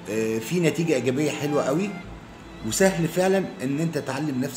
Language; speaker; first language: Arabic; native; Arabic